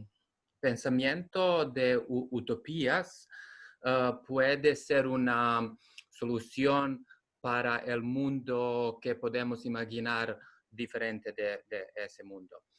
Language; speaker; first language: Spanish; non-native, learner; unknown